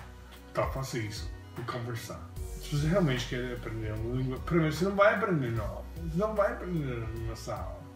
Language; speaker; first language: Portuguese; non-native, fluent; English